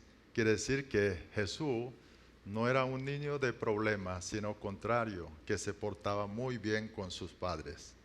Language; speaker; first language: Spanish; non-native, learner; Korean